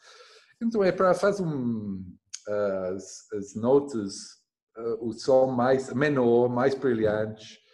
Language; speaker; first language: Portuguese; non-native, learner; English